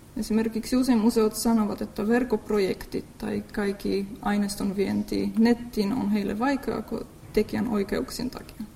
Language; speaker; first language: Finnish; non-native, fluent; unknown